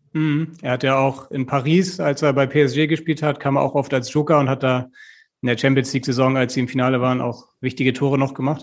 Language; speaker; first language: German; native; German